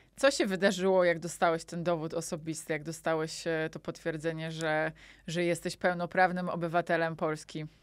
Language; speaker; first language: Polish; native; Polish